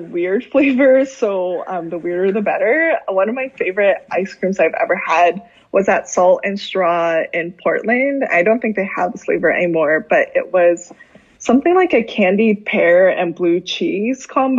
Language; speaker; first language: English; native; English